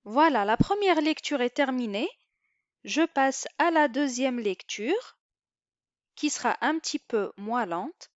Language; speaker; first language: French; non-native, local second language; Arabic